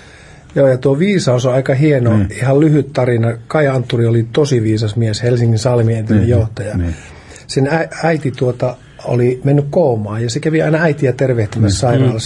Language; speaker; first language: Finnish; native; Finnish